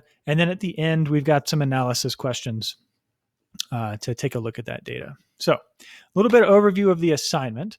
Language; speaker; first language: English; native; English